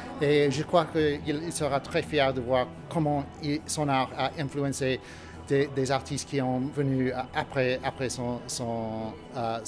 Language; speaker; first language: French; non-native, learner; English